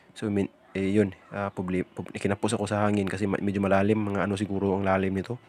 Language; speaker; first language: Filipino; non-native, local second language; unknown